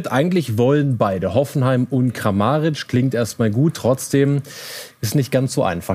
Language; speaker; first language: German; native; German